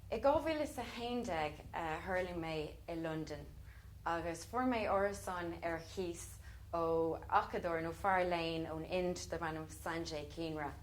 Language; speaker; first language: Irish; non-native, local second language; English